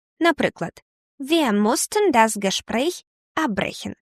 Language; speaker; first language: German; non-native, fluent; Ukrainian